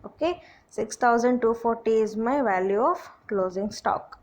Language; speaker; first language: English; non-native, local second language; Kannada